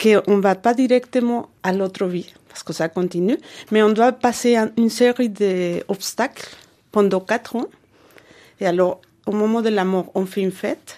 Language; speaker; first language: French; non-native, fluent; Spanish